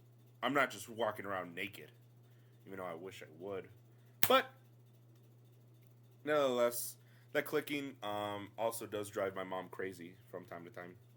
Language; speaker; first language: English; native; English